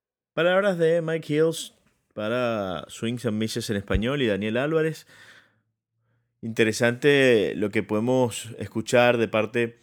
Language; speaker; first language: Spanish; native; Spanish